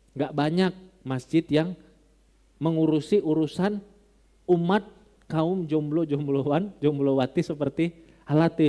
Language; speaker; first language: Indonesian; non-native, local second language; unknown